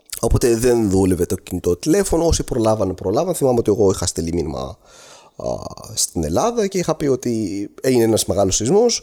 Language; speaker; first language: Greek; non-native, fluent; Arabic